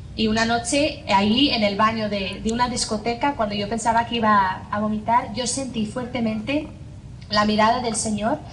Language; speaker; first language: Spanish; non-native, fluent; English